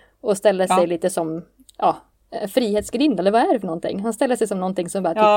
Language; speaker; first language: Swedish; native; Swedish